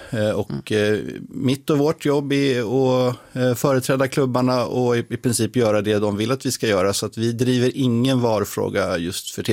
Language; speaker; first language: Swedish; native; Swedish